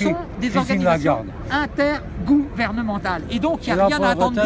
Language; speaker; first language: French; native; French